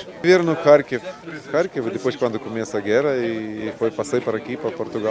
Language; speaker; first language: Portuguese; non-native, learner; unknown